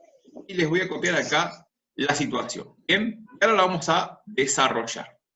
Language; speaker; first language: Spanish; native; Spanish